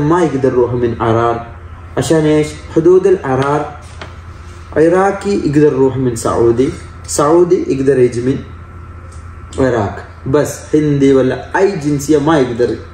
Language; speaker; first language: Arabic; non-native, learner; Malayalam